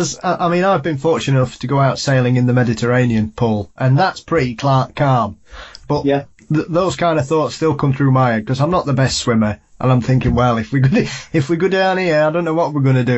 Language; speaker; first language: English; native; English